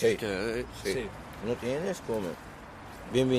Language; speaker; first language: Spanish; non-native, learner; Arabic